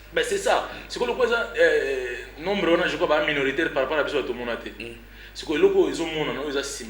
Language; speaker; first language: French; non-native, local second language; Lingala